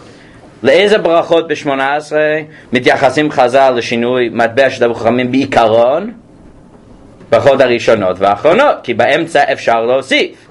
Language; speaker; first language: Hebrew; non-native, fluent; English